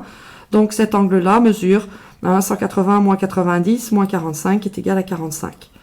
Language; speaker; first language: French; native; French